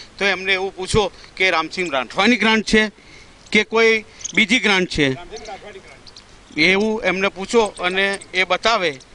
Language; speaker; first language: Gujarati; native; Gujarati